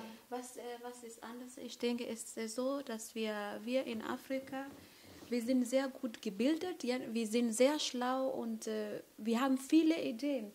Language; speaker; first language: German; non-native, fluent; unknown